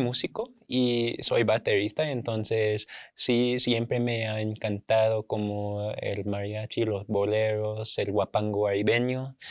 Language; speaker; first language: Spanish; non-native, fluent; English